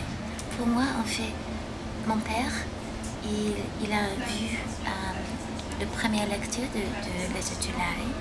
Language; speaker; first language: French; non-native, fluent; English